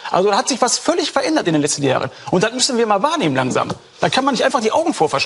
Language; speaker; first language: German; native; German